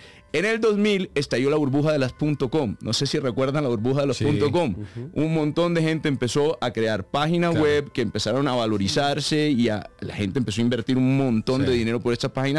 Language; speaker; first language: Spanish; native; Spanish